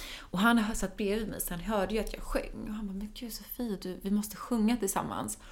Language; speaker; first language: Swedish; native; Swedish